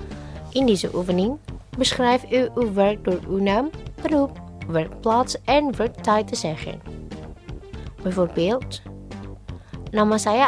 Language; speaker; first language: Dutch; non-native, learner; Indonesian